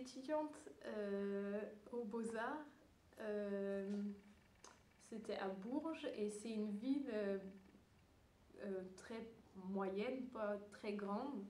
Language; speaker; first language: French; early bilingual, other home language; Dutch